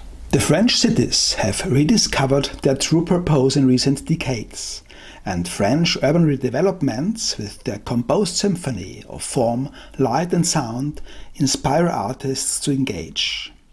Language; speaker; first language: English; non-native, fluent; German